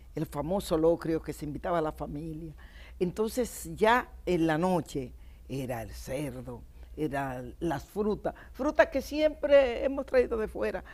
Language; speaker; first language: Spanish; native; Spanish